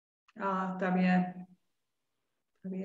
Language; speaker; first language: Spanish; non-native, fluent; English